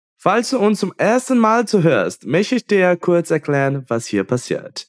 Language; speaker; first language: German; non-native, fluent; Portuguese